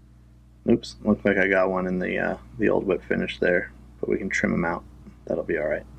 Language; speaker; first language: English; native; English